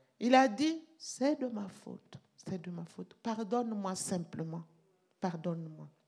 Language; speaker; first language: French; non-native, local second language; Mossi